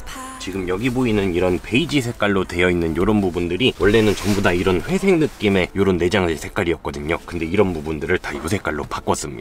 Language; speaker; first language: Korean; native; Korean